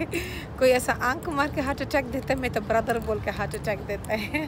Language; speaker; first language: Hindi; non-native, local second language; Pashto